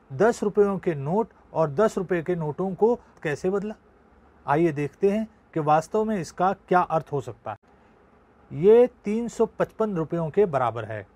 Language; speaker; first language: Hindi; non-native, local second language; Marathi